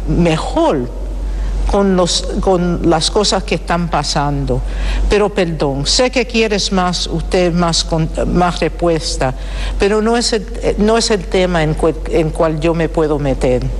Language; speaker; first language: Spanish; early bilingual, heritage; Spanish